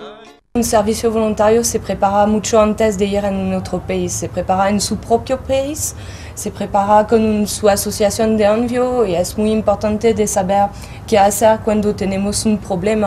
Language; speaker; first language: Spanish; non-native, fluent; French